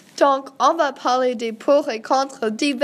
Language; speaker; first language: French; non-native, learner; English